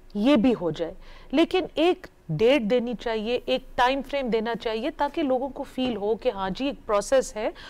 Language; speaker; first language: Hindi; native; Hindi